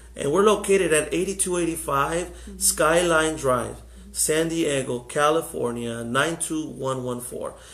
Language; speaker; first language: English; early bilingual, other home language; Spanish